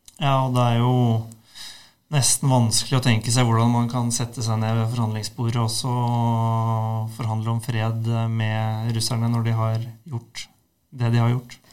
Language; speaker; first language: Norwegian; native; Norwegian